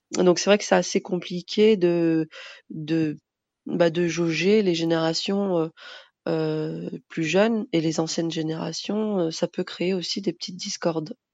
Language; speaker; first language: French; early bilingual, other home language; Arabic